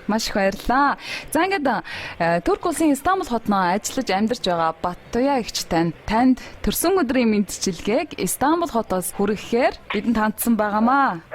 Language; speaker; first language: Mongolian; native; Mongolian